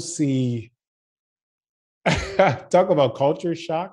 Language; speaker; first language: English; native; English